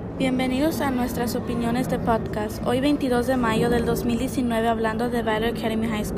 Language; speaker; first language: Spanish; early bilingual, heritage; Spanish